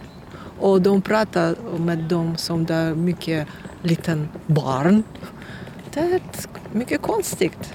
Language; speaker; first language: Swedish; non-native, learner; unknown